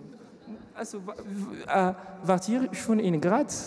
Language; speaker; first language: German; non-native, learner; French